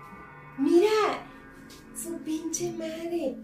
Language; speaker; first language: Spanish; native; Spanish